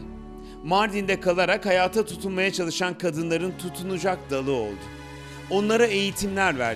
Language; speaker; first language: Turkish; native; Turkish